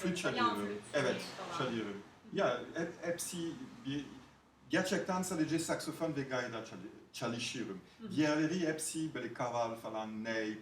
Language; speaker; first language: Turkish; non-native, fluent; French